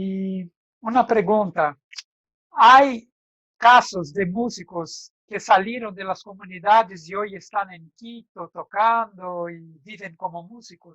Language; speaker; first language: Spanish; non-native, fluent; Portuguese